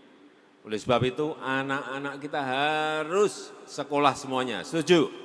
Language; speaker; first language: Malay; non-native, local second language; Javanese